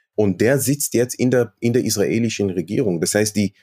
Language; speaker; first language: German; non-native, fluent; Hebrew